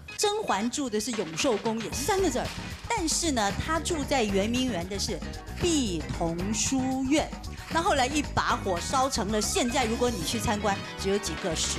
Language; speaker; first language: Chinese; native; Chinese